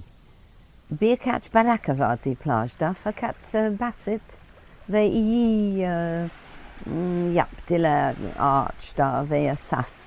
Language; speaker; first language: Turkish; non-native, learner; English